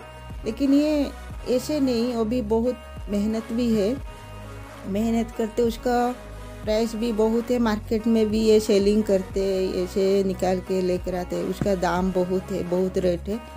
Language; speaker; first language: Hindi; non-native, local second language; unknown